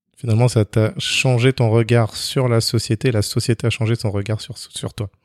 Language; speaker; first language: French; native; French